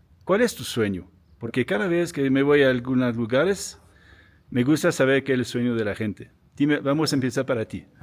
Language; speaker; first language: Spanish; non-native, learner; French